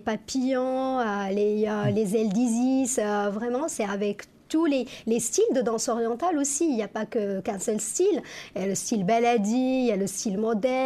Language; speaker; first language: French; non-native, local second language; Arabic